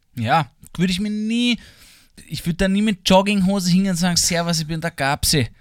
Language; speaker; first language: German; native; German